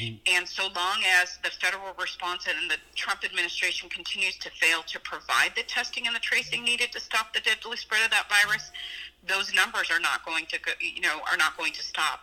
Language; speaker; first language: English; native; English